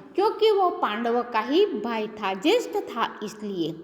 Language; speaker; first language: Hindi; non-native, local second language; Gujarati